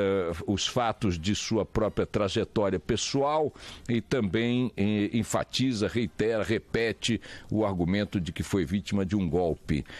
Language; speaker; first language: Portuguese; native; Portuguese